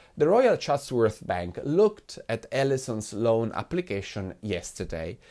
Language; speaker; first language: English; non-native, fluent; Italian